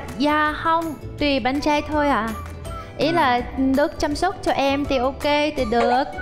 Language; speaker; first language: Vietnamese; early bilingual, other home language; Russian